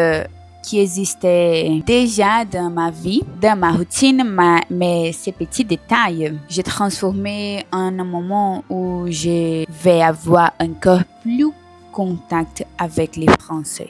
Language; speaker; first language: French; non-native, learner; Portuguese